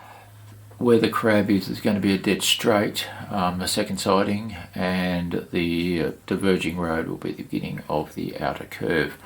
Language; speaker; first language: English; native; English